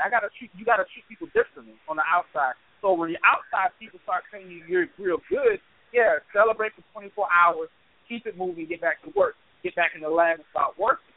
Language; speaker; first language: English; native; English